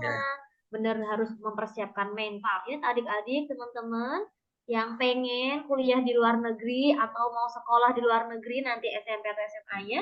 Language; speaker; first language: Indonesian; native; Indonesian